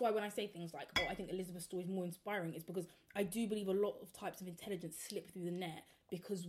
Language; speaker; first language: English; native; English